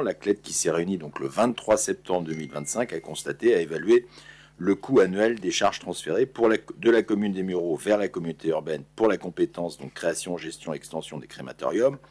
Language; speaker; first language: French; native; French